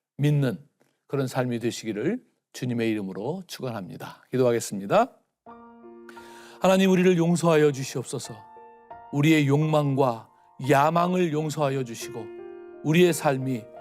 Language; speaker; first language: Korean; native; Korean